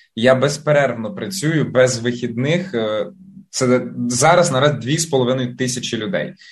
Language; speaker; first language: Ukrainian; native; Ukrainian